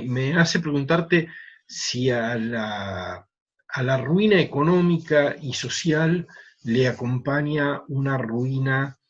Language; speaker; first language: Spanish; native; Spanish